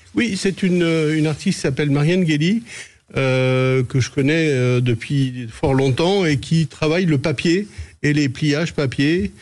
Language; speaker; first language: French; native; French